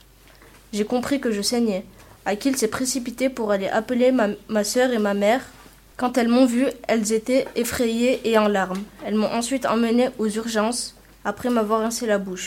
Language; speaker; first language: French; early bilingual, other home language; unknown